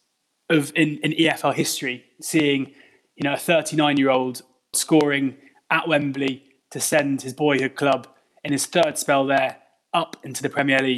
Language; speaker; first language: English; native; English